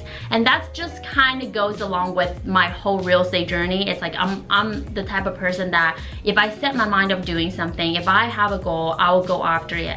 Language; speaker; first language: English; non-native, fluent; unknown